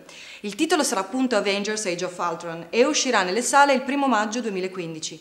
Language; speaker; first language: Italian; native; Italian